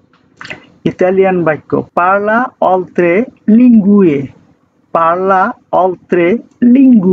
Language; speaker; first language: Italian; non-native, fluent; Bangla